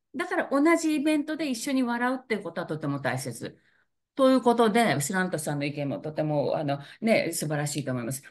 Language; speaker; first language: Japanese; native; Japanese